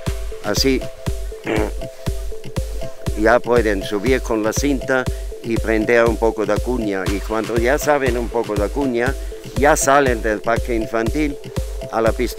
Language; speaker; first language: Spanish; non-native, fluent; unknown